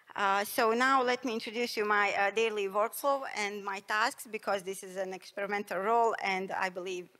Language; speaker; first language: English; non-native, fluent; Bosnian